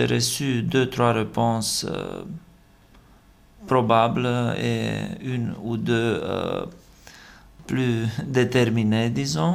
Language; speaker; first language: French; non-native, fluent; Romanian